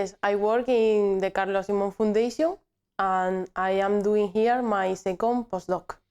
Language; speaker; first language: English; non-native, learner; Spanish